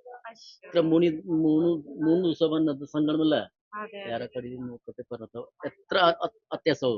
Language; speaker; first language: Malayalam; non-native, local second language; Nepali